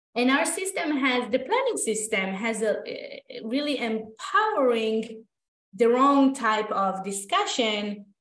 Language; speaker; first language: English; non-native, fluent; Hebrew